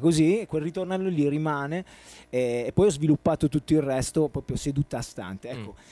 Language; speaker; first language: Italian; native; Italian